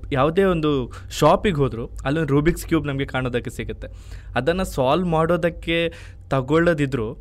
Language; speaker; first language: Kannada; native; Kannada